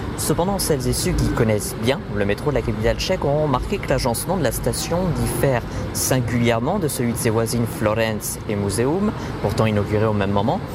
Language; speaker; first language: French; native; French